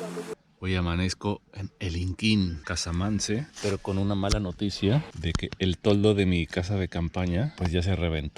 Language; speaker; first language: Spanish; native; Spanish